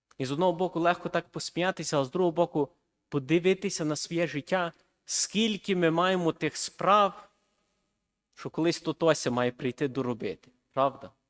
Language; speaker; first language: Ukrainian; early bilingual, heritage; Ukrainian